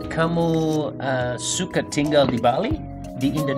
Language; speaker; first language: Indonesian; non-native, learner; English